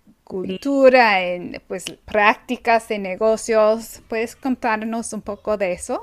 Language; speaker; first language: Spanish; non-native, fluent; English